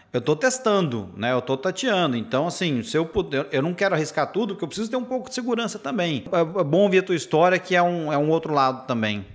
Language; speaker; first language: Portuguese; native; Portuguese